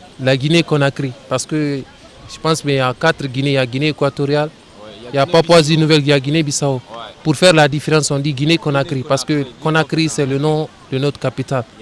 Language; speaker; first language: French; non-native, local second language; Fula